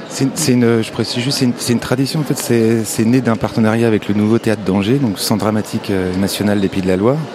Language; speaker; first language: French; native; French